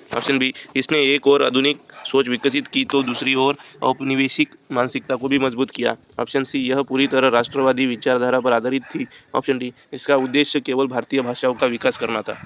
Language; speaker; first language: Hindi; non-native, local second language; Marathi